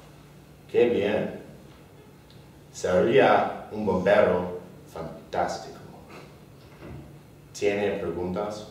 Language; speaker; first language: Spanish; non-native, learner; English